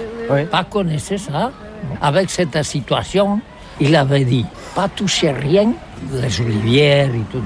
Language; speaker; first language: French; non-native, learner; Catalan